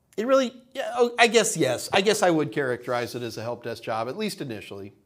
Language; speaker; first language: English; native; English